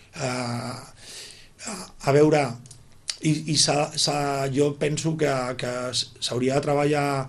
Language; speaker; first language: Catalan; native; Catalan